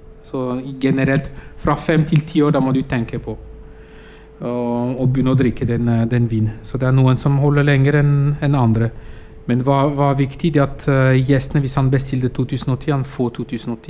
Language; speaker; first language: Norwegian; non-native, fluent; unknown